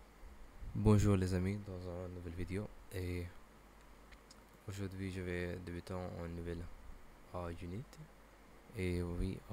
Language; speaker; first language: French; non-native, learner; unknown